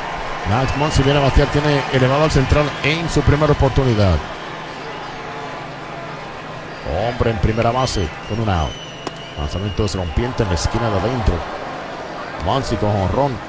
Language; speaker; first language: Spanish; native; Spanish